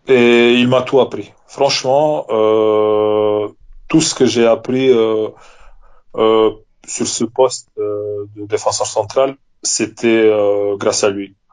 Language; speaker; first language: French; non-native, fluent; Serbian